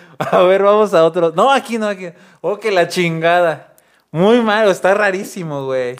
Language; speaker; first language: Spanish; native; Spanish